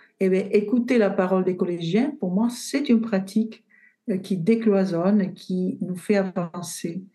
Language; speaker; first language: French; non-native, fluent; Italian